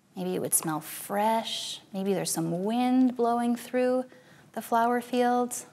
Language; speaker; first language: English; native; English